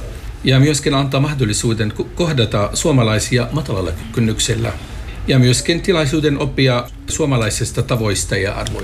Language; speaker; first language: Finnish; non-native, fluent; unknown